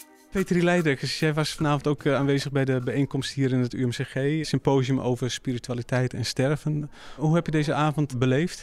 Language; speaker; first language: Dutch; native; Dutch